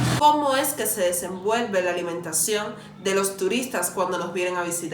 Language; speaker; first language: Spanish; native; Spanish